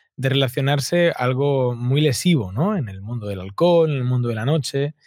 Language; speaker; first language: Spanish; native; Spanish